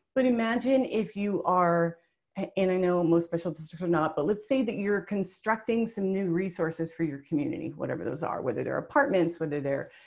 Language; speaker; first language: English; native; English